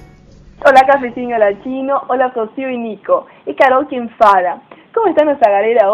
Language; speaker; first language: Portuguese; non-native, learner; Spanish